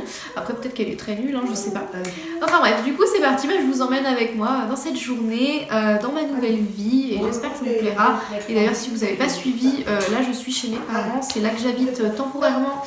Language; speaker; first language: French; native; French